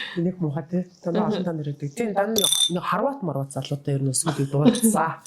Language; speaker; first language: Mongolian; native; Mongolian